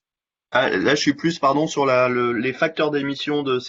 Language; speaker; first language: French; native; French